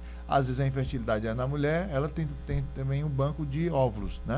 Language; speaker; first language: Portuguese; native; Portuguese